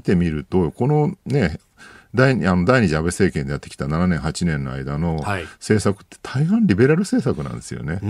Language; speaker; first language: Japanese; native; Japanese